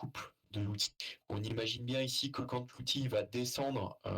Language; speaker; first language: French; native; French